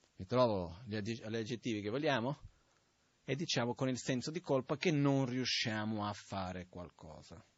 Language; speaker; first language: Italian; non-native, fluent; Portuguese